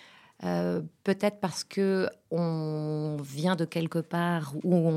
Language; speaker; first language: French; native; French